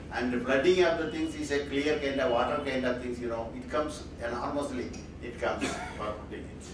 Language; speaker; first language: English; non-native, local second language; Malayalam